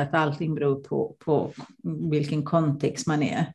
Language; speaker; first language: Swedish; non-native, fluent; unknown